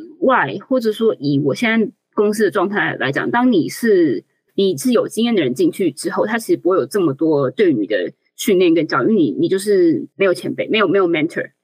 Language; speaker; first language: Chinese; native; Chinese